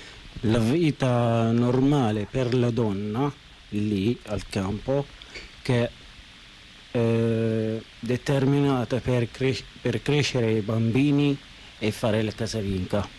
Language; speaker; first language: Italian; non-native, learner; Arabic